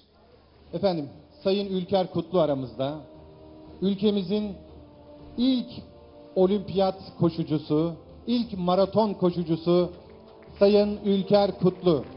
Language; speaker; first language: Turkish; native; Turkish